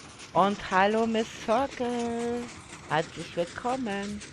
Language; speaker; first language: German; native; German